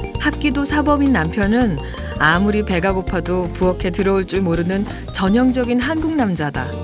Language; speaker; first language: Korean; native; Korean